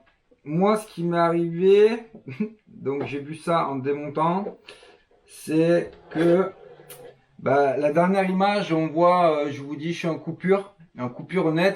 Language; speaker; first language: French; native; French